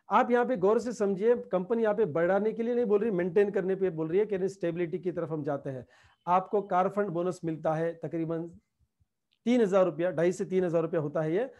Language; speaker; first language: Hindi; non-native, local second language; Marathi